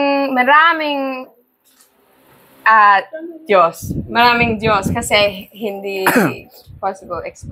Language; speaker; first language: Filipino; non-native, learner; English